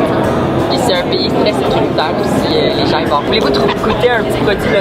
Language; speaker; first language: French; native; French